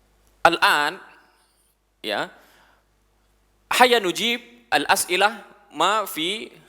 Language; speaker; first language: Arabic; non-native, fluent; Indonesian